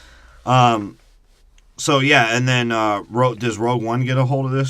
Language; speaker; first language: English; native; English